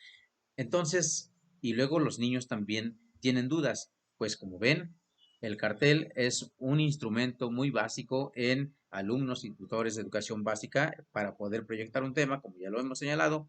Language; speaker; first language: Spanish; native; Spanish